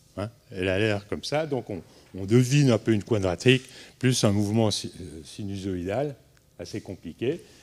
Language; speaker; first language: French; native; French